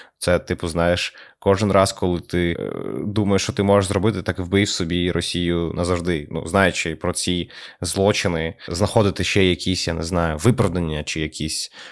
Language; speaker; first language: Ukrainian; native; Ukrainian